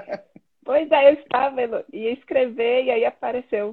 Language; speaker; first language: Portuguese; native; Portuguese